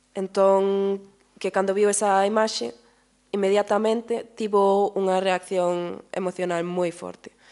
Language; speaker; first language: Galician; native; Galician